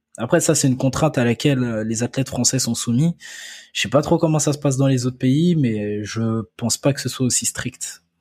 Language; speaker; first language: French; early bilingual, other home language; Akan